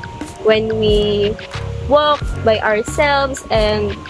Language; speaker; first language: English; non-native, local second language; Filipino